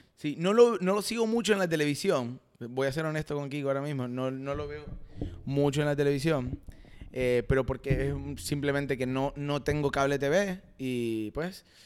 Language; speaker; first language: Spanish; native; Spanish